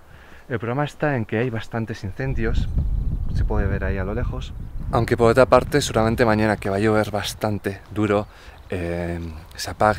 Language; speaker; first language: Spanish; native; Spanish